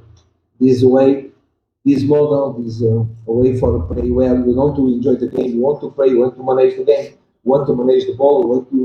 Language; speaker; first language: English; non-native, learner; Portuguese